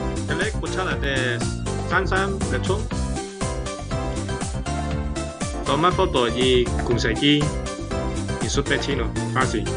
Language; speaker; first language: Spanish; non-native, learner; Chinese